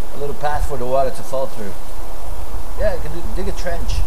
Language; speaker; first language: English; non-native, fluent; Portuguese